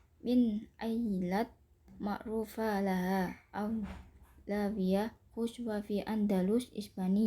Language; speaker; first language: Arabic; non-native, learner; Indonesian